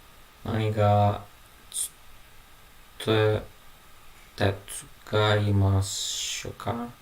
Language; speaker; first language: Japanese; non-native, learner; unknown